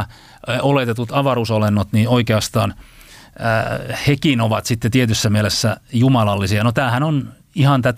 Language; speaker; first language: Finnish; native; Finnish